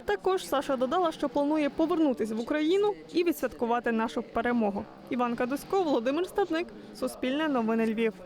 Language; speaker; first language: Ukrainian; native; Ukrainian